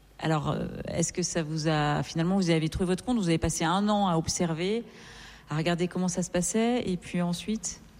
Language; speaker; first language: French; native; French